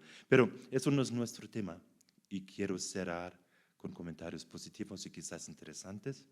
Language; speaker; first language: Spanish; non-native, fluent; German